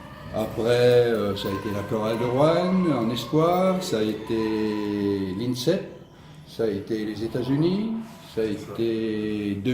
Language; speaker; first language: French; native; French